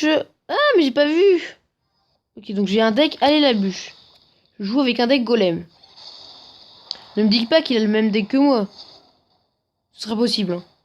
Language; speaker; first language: French; native; French